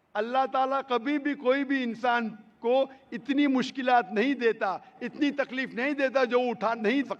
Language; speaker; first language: Hindi; native; Hindi